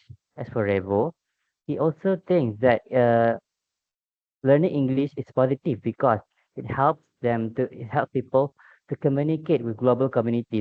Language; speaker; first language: English; non-native, local second language; Malay